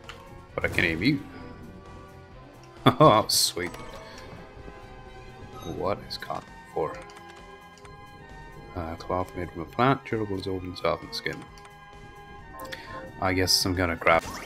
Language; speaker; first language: English; native; English